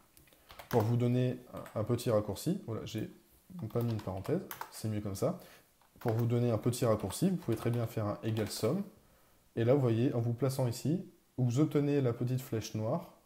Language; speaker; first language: French; native; French